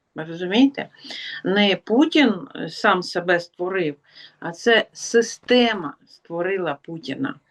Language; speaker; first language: Ukrainian; non-native, local second language; Russian